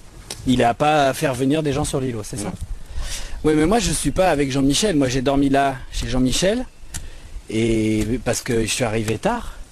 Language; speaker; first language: French; native; French